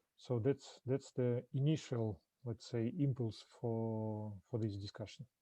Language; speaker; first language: English; non-native, fluent; Russian